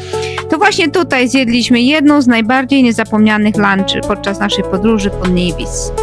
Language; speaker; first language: Polish; native; Polish